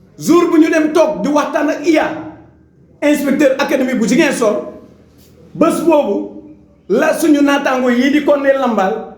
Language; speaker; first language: Wolof; non-native, local second language; Jola-Fonyi